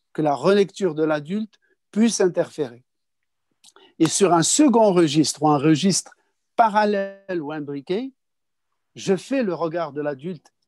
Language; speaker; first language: French; non-native, local second language; Kabyle